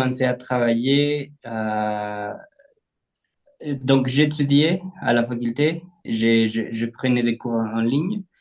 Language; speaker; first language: French; non-native, fluent; Spanish